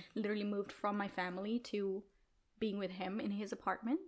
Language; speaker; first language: English; non-native, fluent; Italian